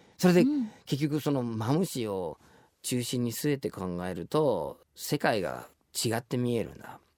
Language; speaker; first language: Japanese; non-native, fluent; English